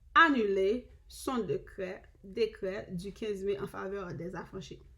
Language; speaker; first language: French; non-native, learner; English